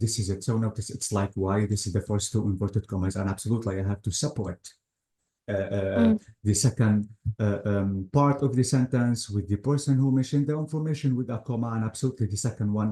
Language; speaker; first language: English; non-native, fluent; Arabic